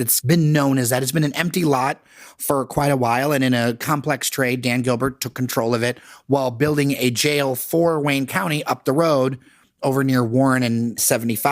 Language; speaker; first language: English; native; English